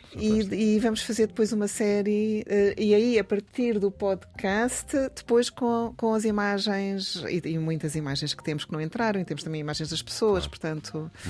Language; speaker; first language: Portuguese; native; Portuguese